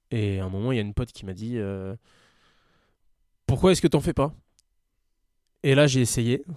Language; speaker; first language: French; native; French